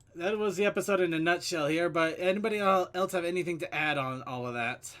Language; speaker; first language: English; native; English